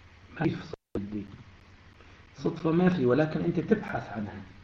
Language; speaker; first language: Arabic; native; Arabic